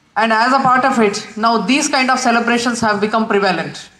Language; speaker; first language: English; non-native, local second language; Telugu